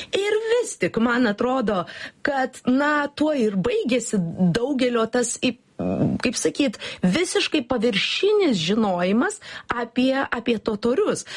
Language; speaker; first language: Lithuanian; native; Lithuanian